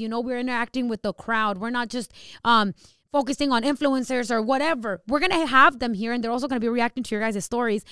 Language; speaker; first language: English; early bilingual, other home language; Spanish